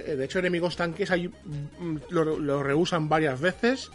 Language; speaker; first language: Spanish; native; Spanish